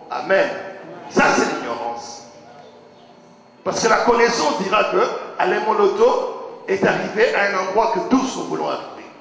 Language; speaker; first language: French; non-native, local second language; Lingala